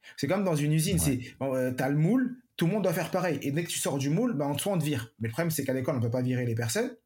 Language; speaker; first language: French; native; French